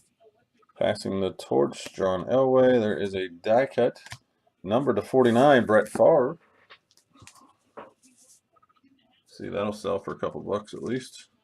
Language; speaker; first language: English; native; English